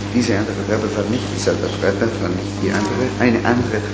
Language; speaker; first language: German; non-native, learner; Italian